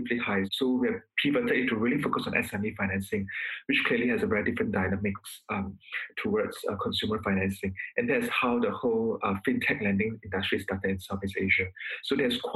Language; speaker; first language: English; non-native, local second language; Chinese